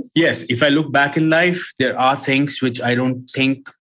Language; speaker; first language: English; non-native, local second language; Hindi